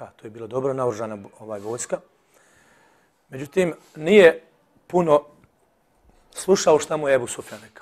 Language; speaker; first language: Serbian; native; Serbian